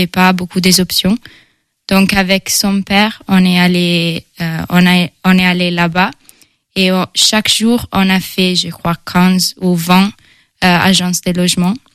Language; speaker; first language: French; non-native, fluent; Italian